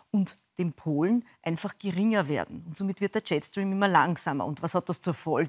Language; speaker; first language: German; native; German